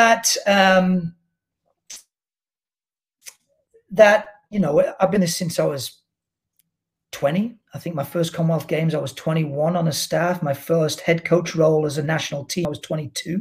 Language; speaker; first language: English; native; English